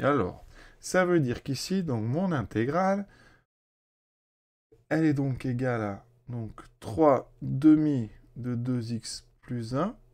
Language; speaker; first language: French; native; French